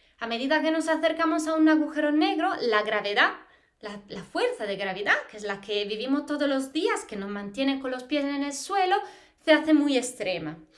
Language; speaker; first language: Spanish; non-native, fluent; Italian